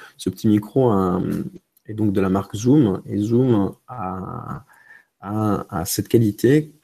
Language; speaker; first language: French; early bilingual, other home language; Romanian